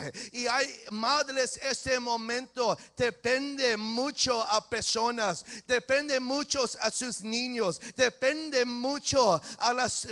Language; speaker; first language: Spanish; early bilingual, heritage; English